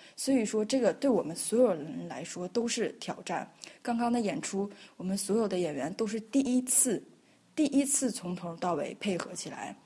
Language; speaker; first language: Chinese; native; Chinese